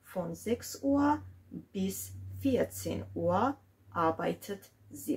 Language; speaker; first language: German; non-native, fluent; Georgian